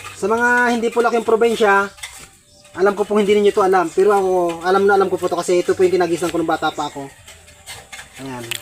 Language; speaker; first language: Filipino; non-native, local second language; Bikol